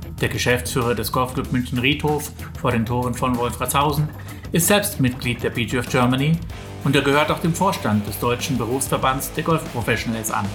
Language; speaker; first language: German; native; German